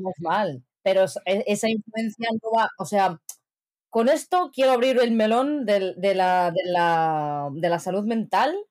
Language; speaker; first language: Spanish; native; Spanish